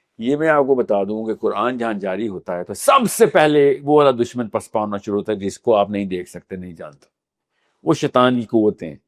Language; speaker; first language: Urdu; native; Urdu